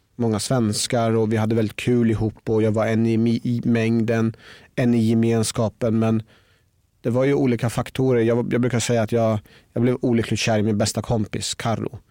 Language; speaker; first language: Swedish; early bilingual, other home language; Persian